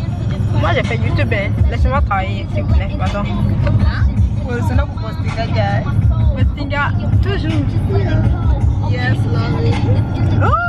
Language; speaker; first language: French; early bilingual, other home language; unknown